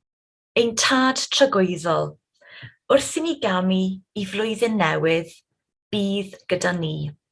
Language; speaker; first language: Welsh; native; Welsh